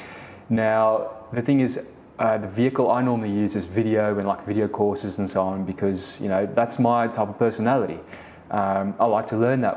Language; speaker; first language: English; early bilingual, other home language; Afrikaans